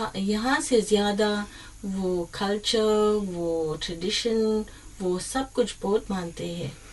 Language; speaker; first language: Hindi; early bilingual, heritage; English